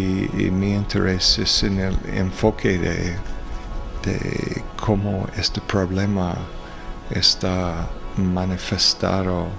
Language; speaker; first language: Spanish; non-native, fluent; English